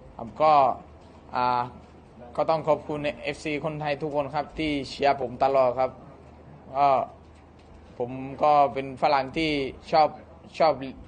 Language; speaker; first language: Thai; non-native, fluent; Spanish